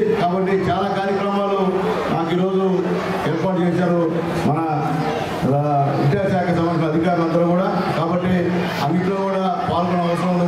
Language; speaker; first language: Telugu; native; Telugu